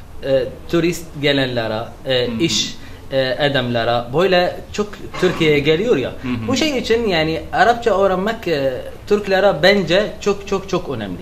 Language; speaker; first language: Turkish; non-native, learner; Arabic